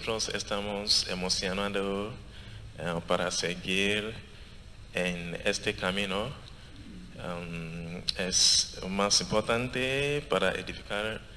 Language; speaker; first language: Spanish; non-native, learner; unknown